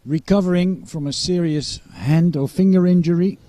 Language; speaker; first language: English; non-native, fluent; Dutch